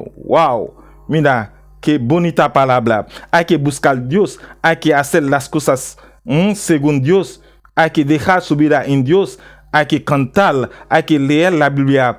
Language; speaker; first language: Spanish; non-native, learner; Haitian Creole